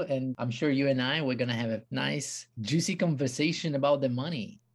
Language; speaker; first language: English; non-native, fluent; Polish